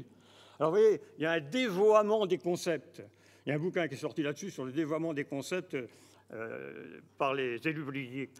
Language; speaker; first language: French; native; French